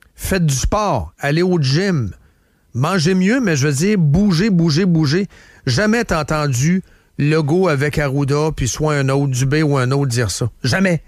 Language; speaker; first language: French; native; French